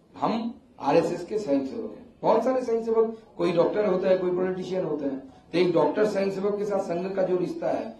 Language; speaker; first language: Hindi; non-native, local second language; Bangla